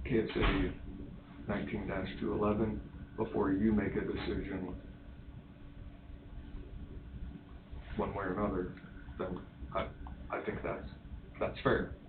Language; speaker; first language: English; native; English